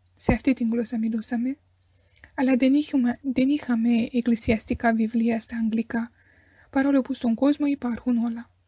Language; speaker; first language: Greek; non-native, fluent; Romanian